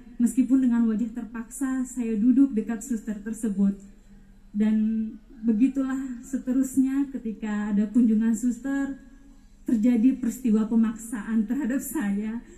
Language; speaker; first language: Indonesian; non-native, local second language; Batak Toba